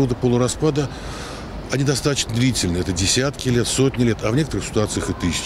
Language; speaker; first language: Russian; native; Russian